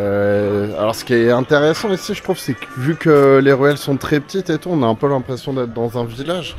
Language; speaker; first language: French; native; French